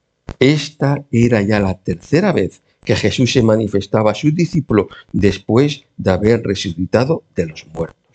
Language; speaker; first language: Spanish; native; Spanish